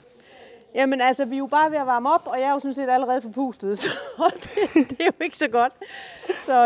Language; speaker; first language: Danish; native; Danish